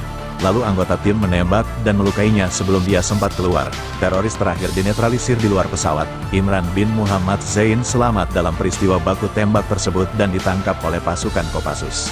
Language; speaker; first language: Indonesian; native; Indonesian